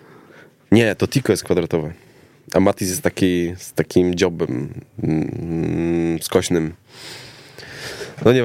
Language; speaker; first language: Polish; native; Polish